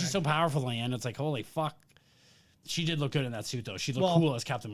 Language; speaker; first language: English; native; English